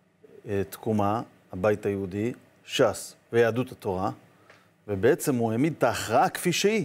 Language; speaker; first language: Hebrew; native; Hebrew